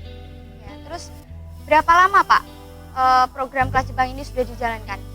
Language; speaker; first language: Indonesian; native; Indonesian